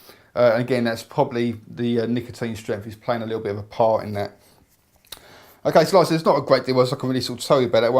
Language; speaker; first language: English; native; English